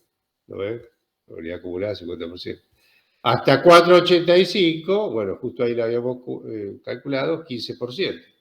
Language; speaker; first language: Spanish; native; Spanish